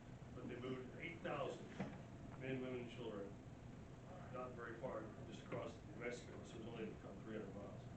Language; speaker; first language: English; native; English